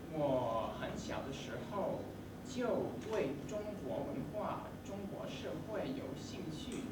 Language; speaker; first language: Chinese; non-native, learner; English